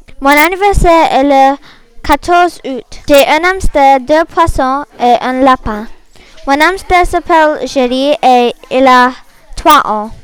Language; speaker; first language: French; non-native, learner; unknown